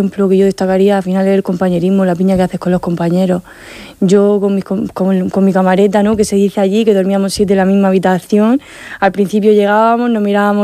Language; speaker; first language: Spanish; native; Spanish